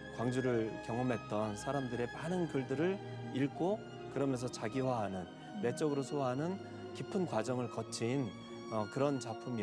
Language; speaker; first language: Korean; native; Korean